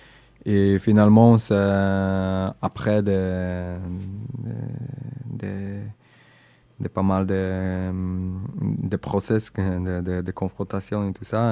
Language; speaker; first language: French; non-native, learner; Indonesian